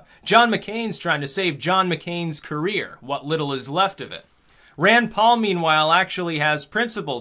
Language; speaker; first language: English; native; English